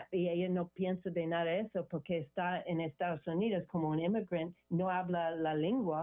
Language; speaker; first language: Spanish; non-native, learner; English